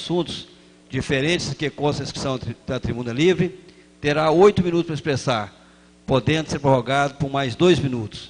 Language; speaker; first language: Portuguese; native; Portuguese